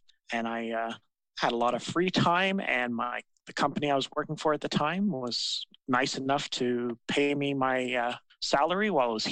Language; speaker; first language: English; native; English